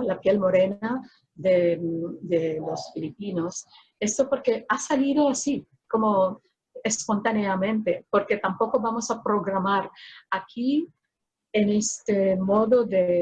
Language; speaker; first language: Spanish; non-native, fluent; Filipino